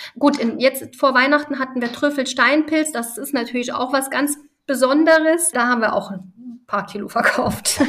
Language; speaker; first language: German; early bilingual, other home language; Italian